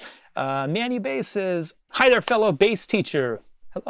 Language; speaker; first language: English; native; English